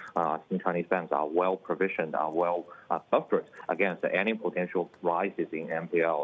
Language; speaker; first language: English; non-native, fluent; Chinese